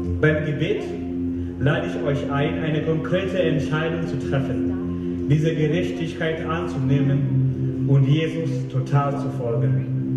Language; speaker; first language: German; non-native, fluent; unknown